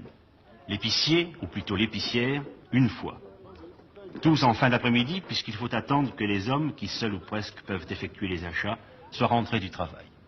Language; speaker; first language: French; native; French